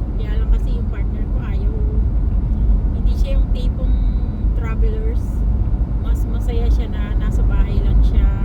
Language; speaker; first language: Filipino; native; Filipino